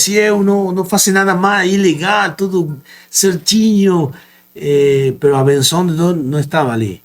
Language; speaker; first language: Portuguese; non-native, fluent; Spanish